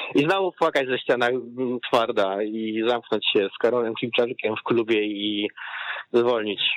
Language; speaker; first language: Polish; native; Polish